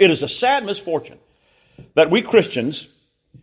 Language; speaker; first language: English; native; English